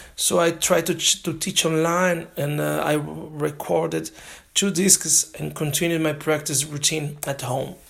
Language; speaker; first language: English; non-native, learner; Portuguese